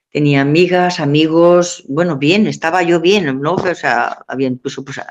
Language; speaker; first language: Spanish; native; Spanish